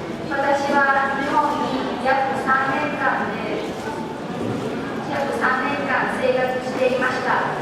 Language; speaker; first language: Japanese; non-native, learner; Lao